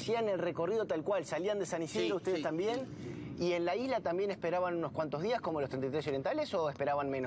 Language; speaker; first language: Spanish; native; Spanish